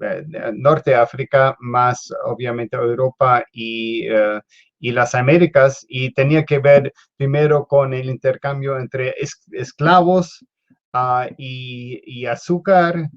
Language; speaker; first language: Spanish; non-native, fluent; English